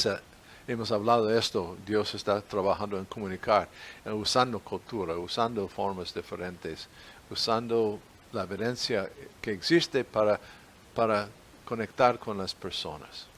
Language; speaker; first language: Spanish; non-native, fluent; English